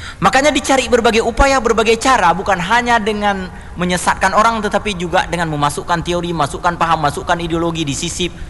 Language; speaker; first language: Indonesian; non-native, local second language; Achinese